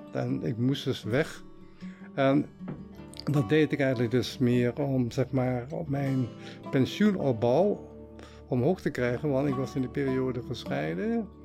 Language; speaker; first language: Dutch; early bilingual, heritage; Dutch